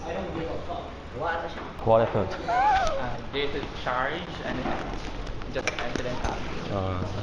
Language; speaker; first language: English; non-native, learner; Korean